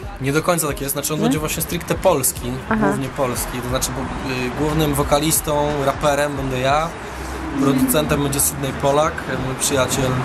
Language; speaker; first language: Polish; native; Polish